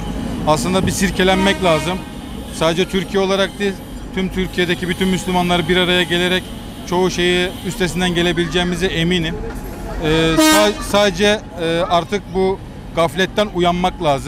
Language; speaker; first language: Turkish; native; Turkish